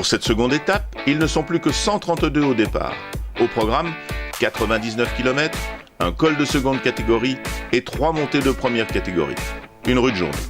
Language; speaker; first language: French; native; French